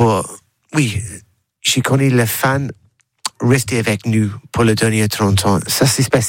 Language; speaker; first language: French; non-native, learner; English